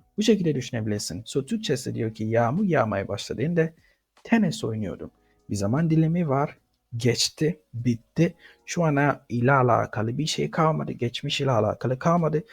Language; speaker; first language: Turkish; non-native, fluent; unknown